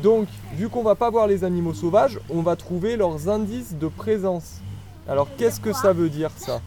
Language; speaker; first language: French; native; French